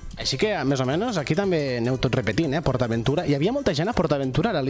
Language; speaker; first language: Catalan; native; Catalan